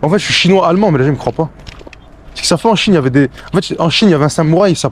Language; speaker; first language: French; native; French